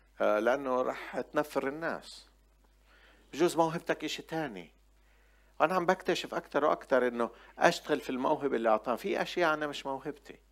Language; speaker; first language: Arabic; non-native, local second language; Armenian